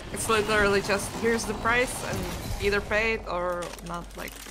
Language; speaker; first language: English; native; English